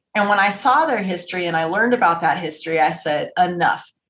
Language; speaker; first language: English; native; English